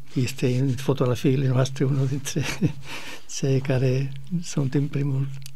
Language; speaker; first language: Romanian; non-native, fluent; Spanish